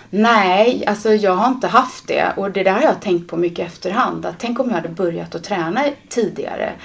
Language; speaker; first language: Swedish; native; Swedish